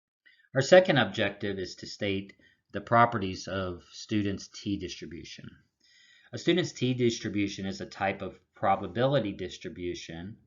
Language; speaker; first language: English; native; English